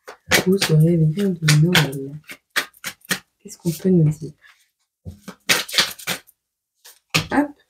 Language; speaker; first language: French; native; French